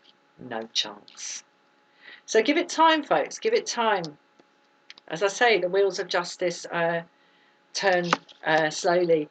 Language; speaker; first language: English; native; English